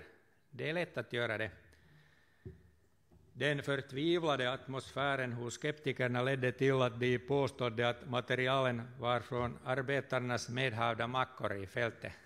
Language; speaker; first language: Swedish; non-native, fluent; Finnish